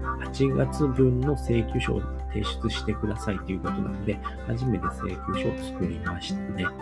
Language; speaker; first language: Japanese; native; Japanese